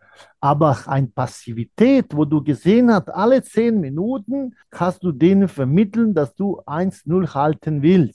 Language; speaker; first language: German; non-native, fluent; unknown